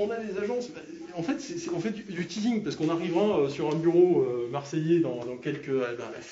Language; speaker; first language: French; native; French